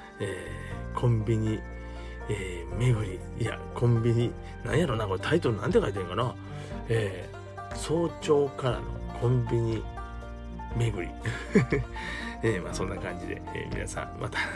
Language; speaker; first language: Japanese; native; Japanese